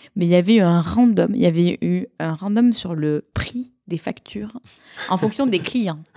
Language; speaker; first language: French; native; French